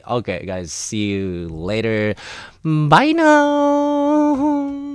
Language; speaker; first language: English; non-native, fluent; Japanese